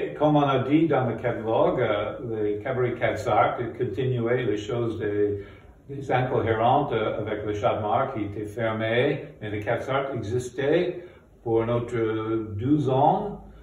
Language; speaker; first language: French; non-native, fluent; English